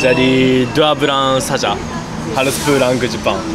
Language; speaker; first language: Indonesian; non-native, learner; Japanese